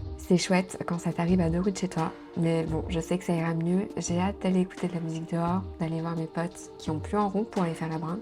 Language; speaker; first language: French; native; French